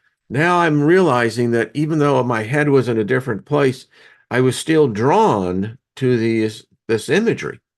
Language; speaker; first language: English; native; English